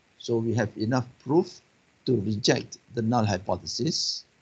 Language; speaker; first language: English; non-native, local second language; Malay